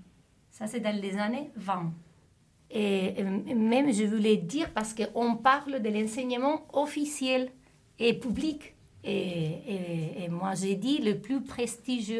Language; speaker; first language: French; non-native, fluent; Spanish